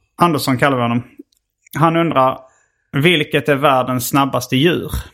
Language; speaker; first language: Swedish; native; Swedish